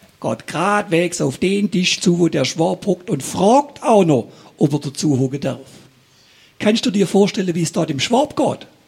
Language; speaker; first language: German; native; German